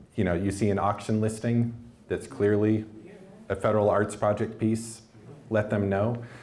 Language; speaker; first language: English; native; English